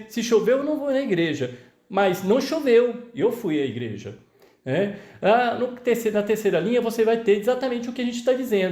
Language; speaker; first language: Portuguese; native; Portuguese